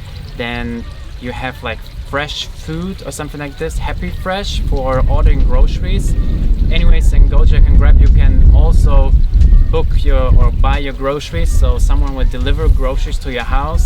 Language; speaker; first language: English; non-native, fluent; German